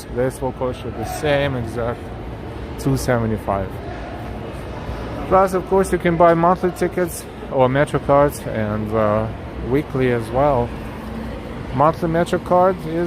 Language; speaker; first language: English; non-native, fluent; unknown